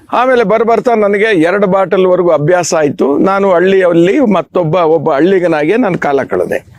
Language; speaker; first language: Kannada; native; Kannada